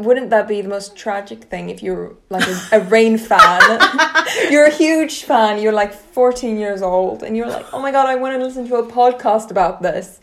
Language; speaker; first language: English; non-native, fluent; Swedish